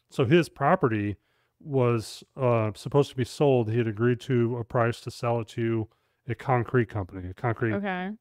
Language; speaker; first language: English; native; English